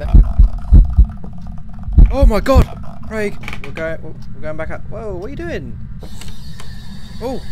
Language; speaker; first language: English; native; English